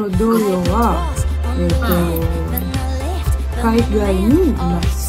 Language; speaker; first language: Japanese; non-native, learner; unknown